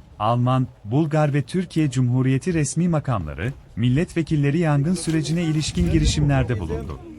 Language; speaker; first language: Turkish; native; Turkish